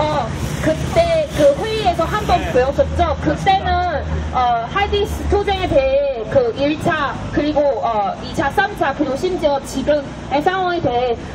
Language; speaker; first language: Korean; non-native, fluent; Chinese